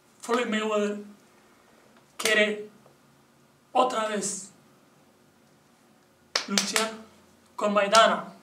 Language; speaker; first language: Spanish; non-native, learner; Portuguese